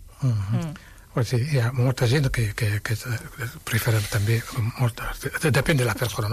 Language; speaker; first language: Catalan; non-native, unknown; Wolof